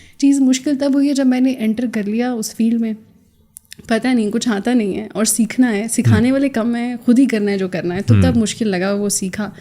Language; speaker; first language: Urdu; non-native, local second language; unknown